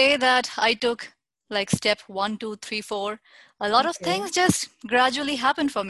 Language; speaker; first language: English; non-native, local second language; Hindi